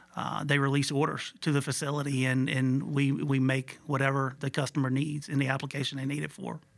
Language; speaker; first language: English; native; English